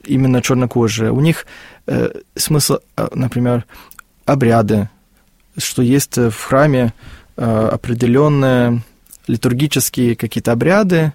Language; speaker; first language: Russian; non-native, fluent; Afrikaans